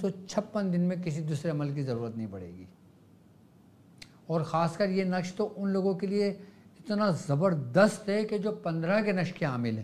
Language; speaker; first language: Urdu; native; Urdu